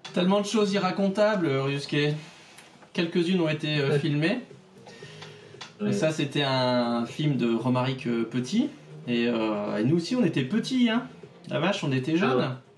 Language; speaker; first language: French; native; French